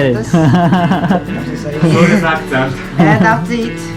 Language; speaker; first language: English; non-native, learner; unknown